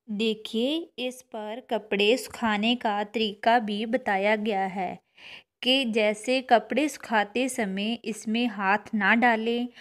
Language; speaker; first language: Hindi; non-native, local second language; Punjabi